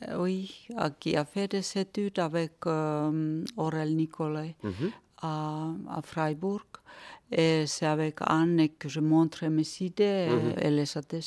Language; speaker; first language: French; non-native, fluent; Finnish